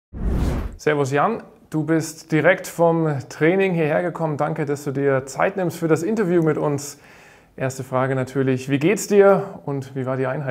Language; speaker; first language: German; native; German